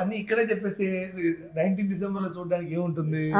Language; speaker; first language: Telugu; native; Telugu